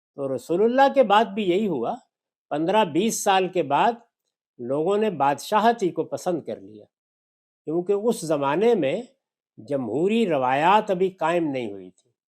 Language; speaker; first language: Urdu; non-native, local second language; Punjabi